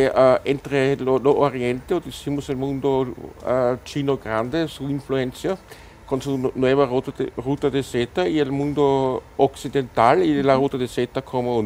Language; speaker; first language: Spanish; non-native, fluent; German